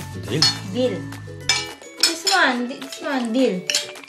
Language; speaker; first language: English; non-native, learner; Filipino